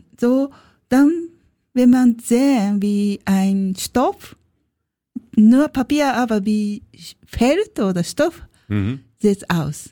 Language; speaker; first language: German; non-native, learner; Japanese